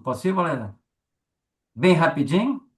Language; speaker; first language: Portuguese; native; Portuguese